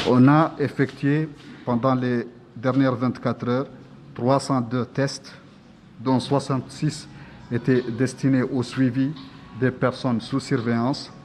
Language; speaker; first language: French; non-native, local second language; Arabic